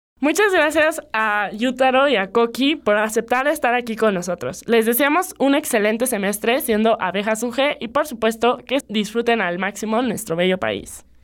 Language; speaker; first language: Spanish; native; Spanish